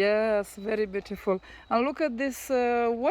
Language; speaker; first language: English; non-native, learner; Romanian